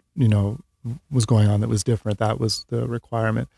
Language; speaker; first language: English; native; English